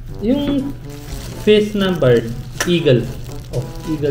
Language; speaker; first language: Filipino; non-native, learner; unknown